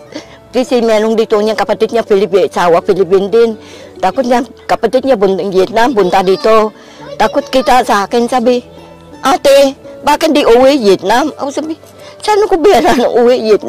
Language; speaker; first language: Filipino; non-native, learner; Vietnamese